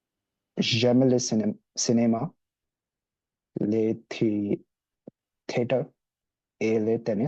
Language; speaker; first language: French; non-native, learner; Hindi